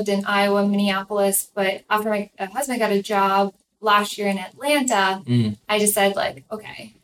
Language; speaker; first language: English; non-native, fluent; Ukrainian